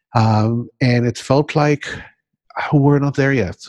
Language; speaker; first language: English; non-native, fluent; Hebrew